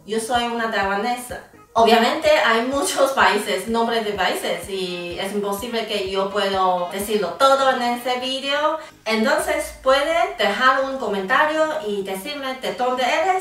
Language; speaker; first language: Spanish; non-native, fluent; Chinese